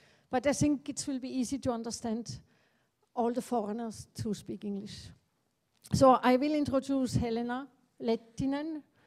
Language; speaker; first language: English; non-native, fluent; French